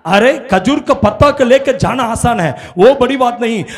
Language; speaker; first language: Hindi; non-native, local second language; Tamil